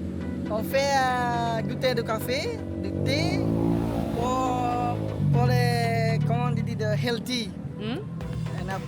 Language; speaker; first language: French; non-native, learner; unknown